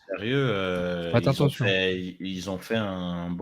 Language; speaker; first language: French; native; French